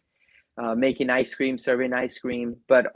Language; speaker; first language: English; non-native, local second language; Gujarati